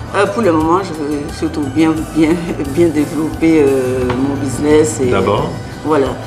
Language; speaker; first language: French; native; French